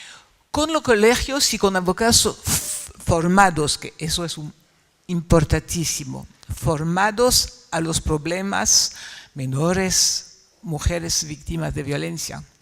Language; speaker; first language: Spanish; non-native, fluent; French